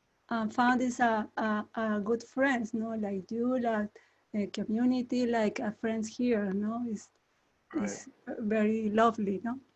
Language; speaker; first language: English; non-native, learner; Spanish